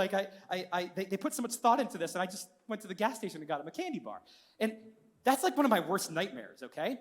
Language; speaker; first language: English; native; English